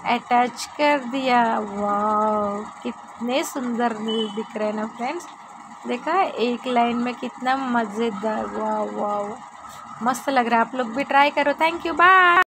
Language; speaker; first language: Hindi; non-native, local second language; Telugu